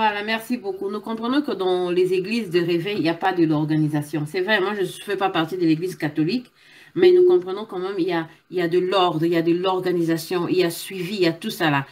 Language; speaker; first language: French; non-native, local second language; Lingala